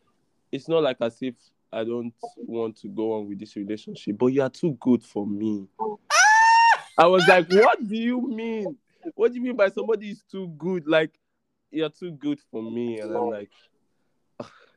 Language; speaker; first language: English; non-native, local second language; Yoruba